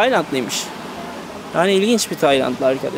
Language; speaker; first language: Turkish; native; Turkish